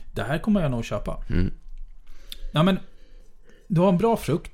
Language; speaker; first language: Swedish; native; Swedish